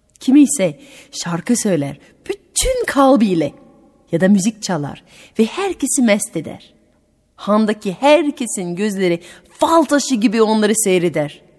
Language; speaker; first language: Turkish; non-native, fluent; French